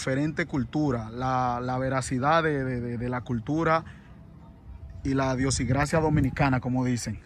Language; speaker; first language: Spanish; native; Spanish